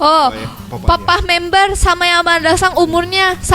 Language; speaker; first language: Indonesian; native; Indonesian